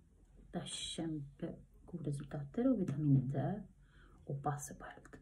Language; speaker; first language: Norwegian; non-native, learner; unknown